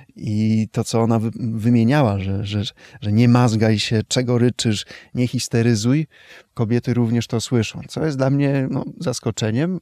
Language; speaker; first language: Polish; native; Polish